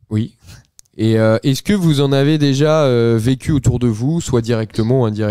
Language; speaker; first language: French; native; French